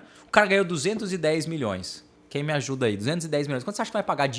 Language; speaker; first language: Portuguese; native; Portuguese